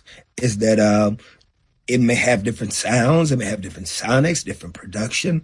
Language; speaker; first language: English; native; English